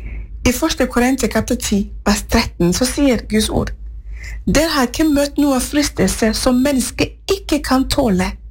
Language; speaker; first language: Norwegian; non-native, fluent; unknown